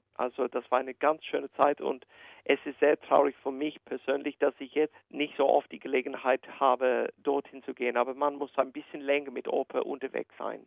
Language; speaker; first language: German; non-native, fluent; English